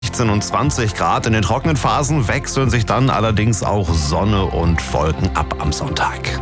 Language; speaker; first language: German; native; German